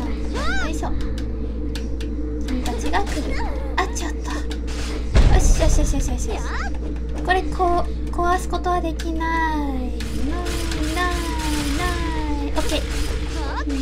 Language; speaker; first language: Japanese; native; Japanese